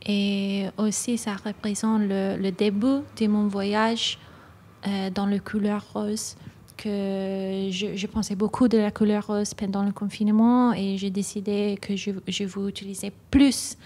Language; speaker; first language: French; non-native, learner; Japanese